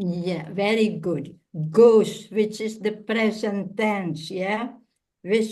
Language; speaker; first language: English; non-native, fluent; Indonesian